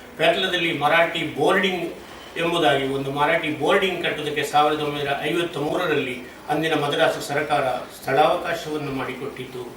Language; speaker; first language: Kannada; non-native, local second language; Marathi